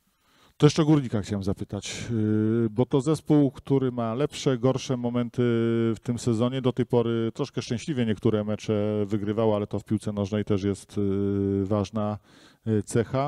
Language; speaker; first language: Polish; native; Polish